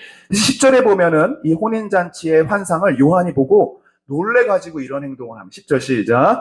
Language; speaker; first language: Korean; native; Korean